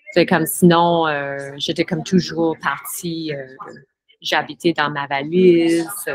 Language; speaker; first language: French; non-native, fluent; English